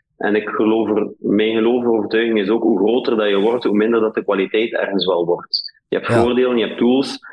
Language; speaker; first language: Dutch; native; Dutch